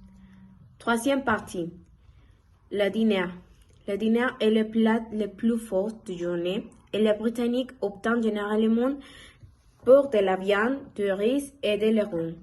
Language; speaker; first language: French; non-native, learner; Spanish